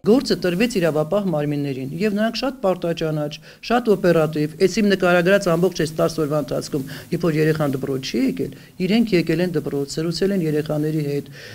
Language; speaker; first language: Armenian; native; Armenian